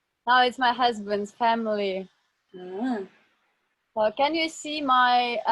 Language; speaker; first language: English; non-native, learner; Russian